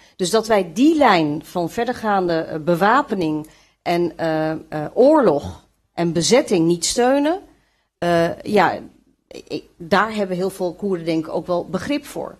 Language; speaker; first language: Dutch; early bilingual, other home language; Kurdish